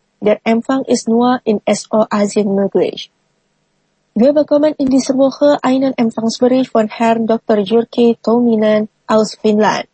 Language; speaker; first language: German; non-native, fluent; Indonesian